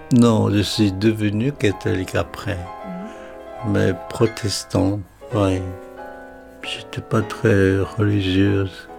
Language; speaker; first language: French; non-native, fluent; Korean